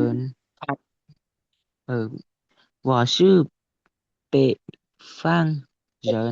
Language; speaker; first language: Chinese; non-native, learner; Lao